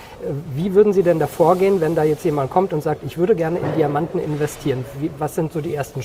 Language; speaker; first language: German; native; German